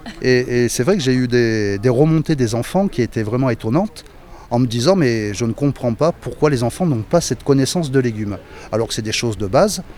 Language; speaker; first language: French; native; French